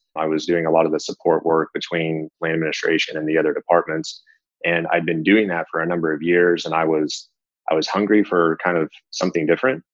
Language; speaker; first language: English; native; English